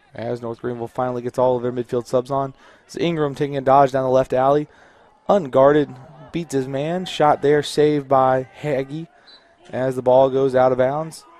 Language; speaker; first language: English; native; English